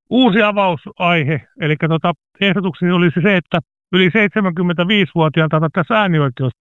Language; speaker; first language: Finnish; native; Finnish